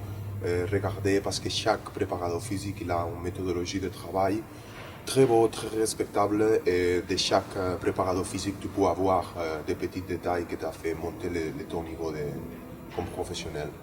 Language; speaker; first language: French; non-native, learner; Spanish